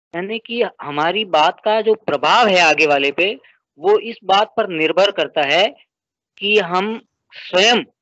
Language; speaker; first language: Hindi; native; Hindi